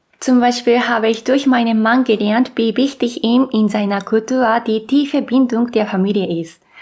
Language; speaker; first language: German; non-native, fluent; Japanese